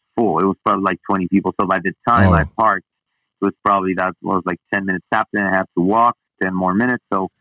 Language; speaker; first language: English; non-native, fluent; Spanish